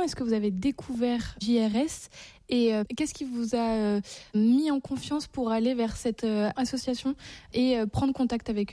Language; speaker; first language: French; native; French